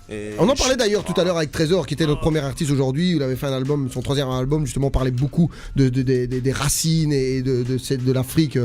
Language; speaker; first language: French; native; French